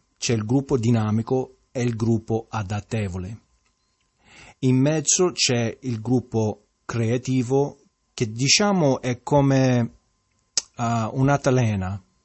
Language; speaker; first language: Italian; early bilingual, heritage; Italian